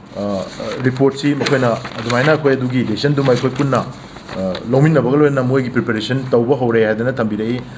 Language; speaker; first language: Manipuri; native; Manipuri